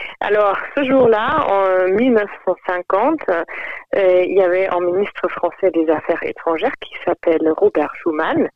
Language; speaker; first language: French; non-native, fluent; German